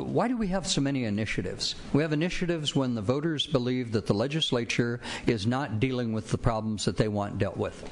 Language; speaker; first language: English; native; English